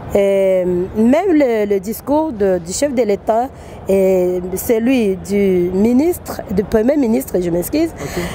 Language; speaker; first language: French; non-native, local second language; Swahili